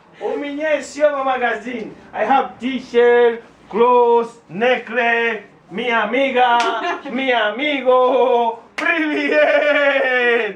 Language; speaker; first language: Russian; non-native, learner; Spanish